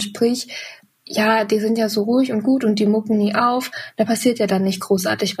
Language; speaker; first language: German; native; German